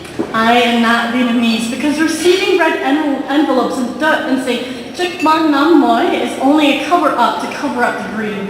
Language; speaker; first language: English; early bilingual, heritage; Vietnamese